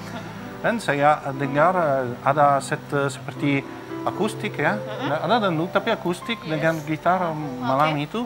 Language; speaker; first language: Indonesian; non-native, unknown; Italian